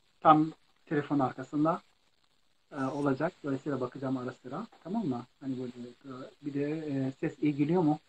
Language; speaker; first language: Turkish; non-native, fluent; Arabic